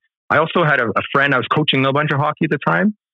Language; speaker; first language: English; native; English